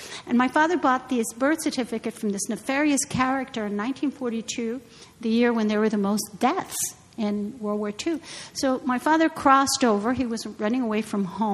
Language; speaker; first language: English; native; English